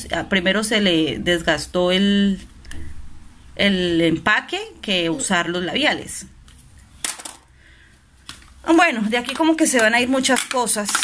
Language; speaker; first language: Spanish; native; Spanish